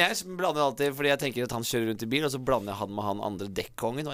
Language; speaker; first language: Norwegian; native; Norwegian